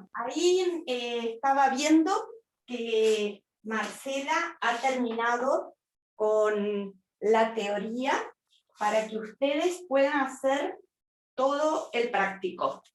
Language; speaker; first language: Spanish; native; Spanish